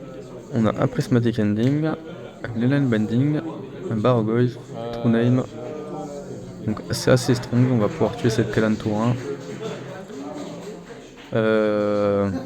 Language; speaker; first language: French; native; French